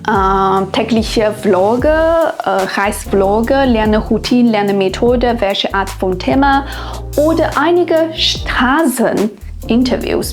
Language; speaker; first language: German; non-native, fluent; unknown